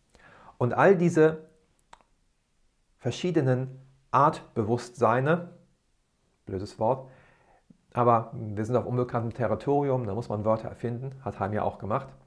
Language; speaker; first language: German; native; German